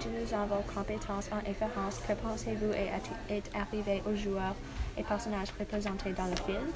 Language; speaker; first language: French; non-native, learner; English